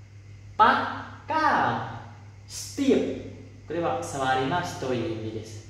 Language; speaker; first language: Japanese; non-native, fluent; Lao